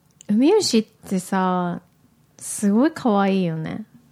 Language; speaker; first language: Japanese; native; Japanese